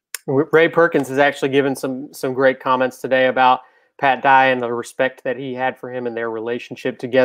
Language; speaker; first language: English; native; English